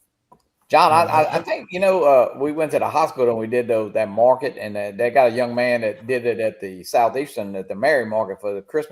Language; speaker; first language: English; native; English